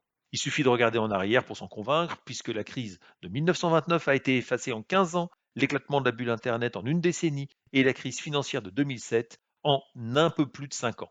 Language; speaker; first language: French; native; French